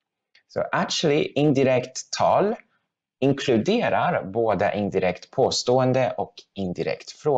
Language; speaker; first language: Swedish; non-native, fluent; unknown